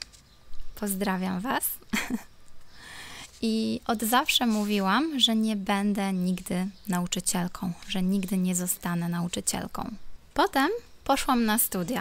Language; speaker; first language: Polish; non-native, local second language; Ukrainian